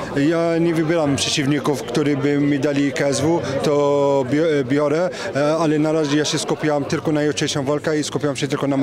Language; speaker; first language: Polish; non-native, fluent; French